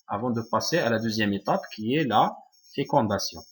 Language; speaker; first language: French; non-native, local second language; Arabic